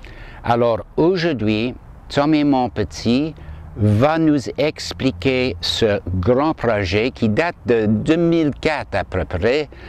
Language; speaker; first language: French; non-native, fluent; English